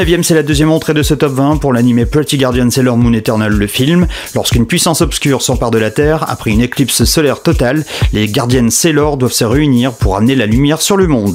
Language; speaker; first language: French; native; French